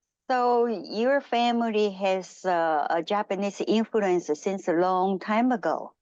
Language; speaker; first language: English; non-native, fluent; Japanese